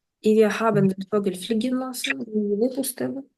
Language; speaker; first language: German; non-native, fluent; Ukrainian